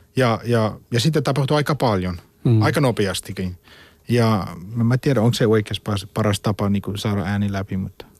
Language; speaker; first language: Finnish; non-native, fluent; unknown